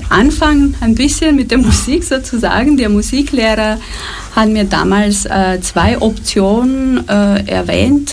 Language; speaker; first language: German; non-native, fluent; Romanian